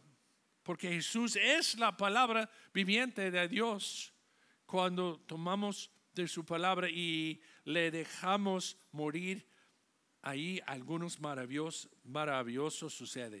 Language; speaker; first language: Spanish; non-native, fluent; English